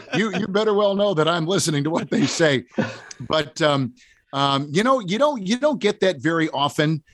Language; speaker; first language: English; native; English